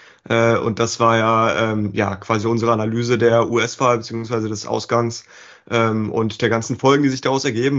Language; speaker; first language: German; native; German